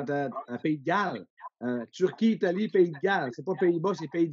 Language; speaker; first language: French; native; French